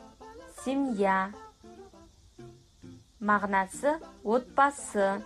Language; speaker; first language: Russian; non-native, fluent; Kazakh